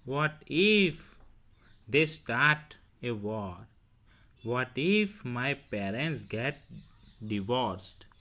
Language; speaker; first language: English; non-native, local second language; Hindi